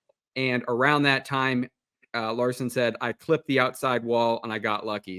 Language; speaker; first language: English; native; English